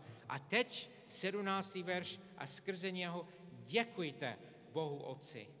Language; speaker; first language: Czech; non-native, fluent; English